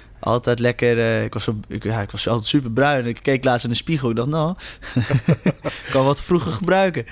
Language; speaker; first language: Dutch; early bilingual, heritage; Dutch